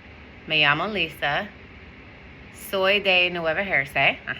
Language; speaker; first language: Spanish; non-native, learner; English